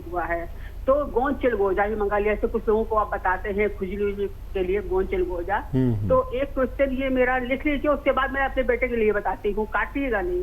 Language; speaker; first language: Hindi; native; Hindi